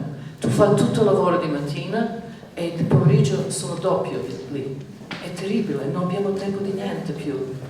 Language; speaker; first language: Italian; non-native, learner; Serbian